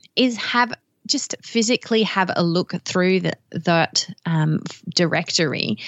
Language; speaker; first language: English; native; English